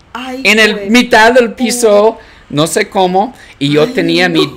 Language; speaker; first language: Spanish; non-native, learner; English